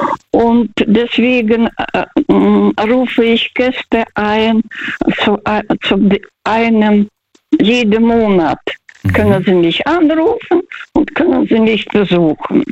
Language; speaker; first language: German; early bilingual, heritage; Russian